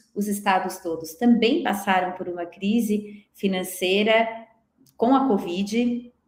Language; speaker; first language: Portuguese; native; Portuguese